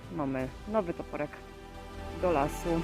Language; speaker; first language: Polish; native; Polish